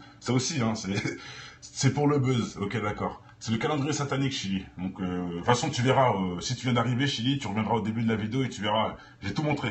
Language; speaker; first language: French; native; French